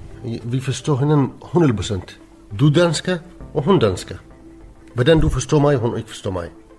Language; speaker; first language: Danish; non-native, learner; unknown